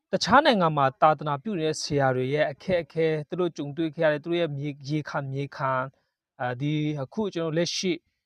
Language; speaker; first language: Burmese; non-native, local second language; Kachin